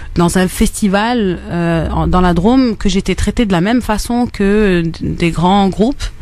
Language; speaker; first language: French; non-native, local second language; Arabic